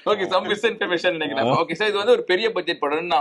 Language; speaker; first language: Tamil; native; Tamil